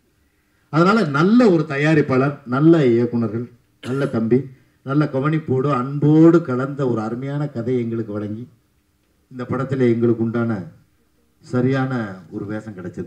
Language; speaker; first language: Tamil; native; Tamil